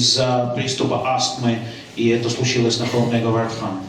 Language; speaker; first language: Russian; native; Russian